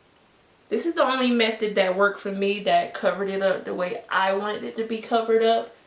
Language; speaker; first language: English; native; English